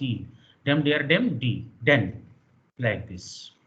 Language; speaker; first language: German; non-native, fluent; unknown